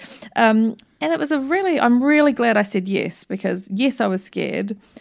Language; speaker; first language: English; native; English